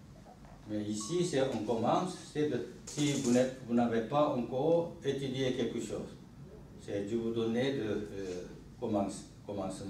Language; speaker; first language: French; non-native, learner; Korean